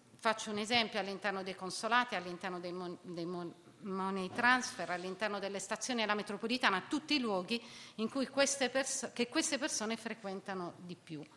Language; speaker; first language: Italian; native; Italian